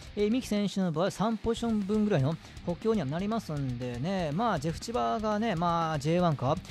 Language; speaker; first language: Japanese; native; Japanese